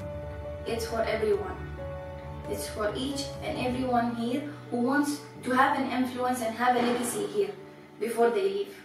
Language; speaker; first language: English; non-native, fluent; Arabic